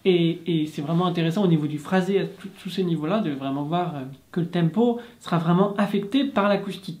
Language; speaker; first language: French; native; French